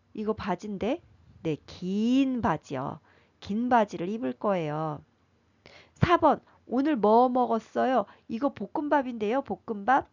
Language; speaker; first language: Korean; native; Korean